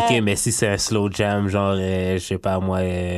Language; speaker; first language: French; native; French